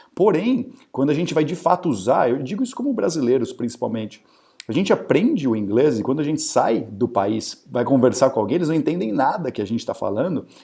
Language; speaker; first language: Portuguese; native; Portuguese